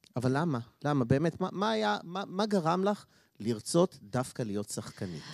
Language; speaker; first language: Hebrew; native; Hebrew